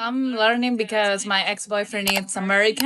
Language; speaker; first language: English; non-native, learner; Spanish